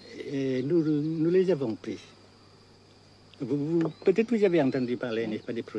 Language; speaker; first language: French; non-native, fluent; Vietnamese